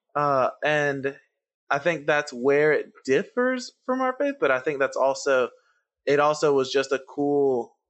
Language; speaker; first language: English; non-native, fluent; Spanish